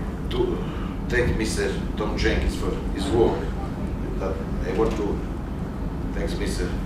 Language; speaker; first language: English; non-native, learner; Italian